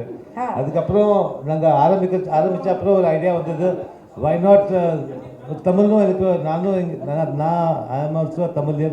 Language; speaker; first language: Tamil; early bilingual, heritage; Tamil